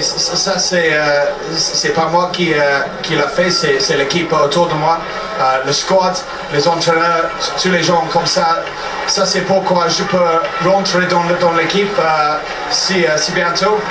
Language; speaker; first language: French; non-native, fluent; English